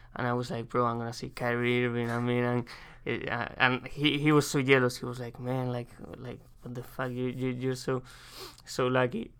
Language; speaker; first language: English; non-native, fluent; Spanish